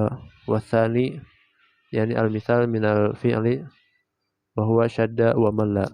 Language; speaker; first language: Arabic; non-native, learner; Indonesian